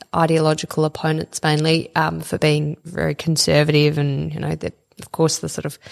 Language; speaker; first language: English; native; English